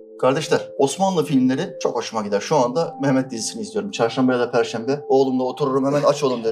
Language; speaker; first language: Turkish; native; Turkish